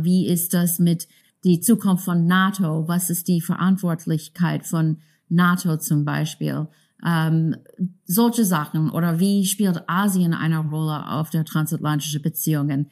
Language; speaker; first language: German; non-native, fluent; English